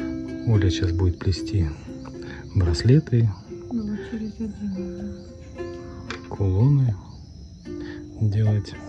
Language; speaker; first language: Russian; native; Russian